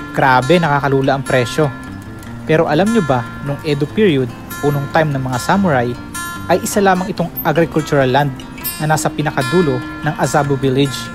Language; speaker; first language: Filipino; non-native, local second language; Bikol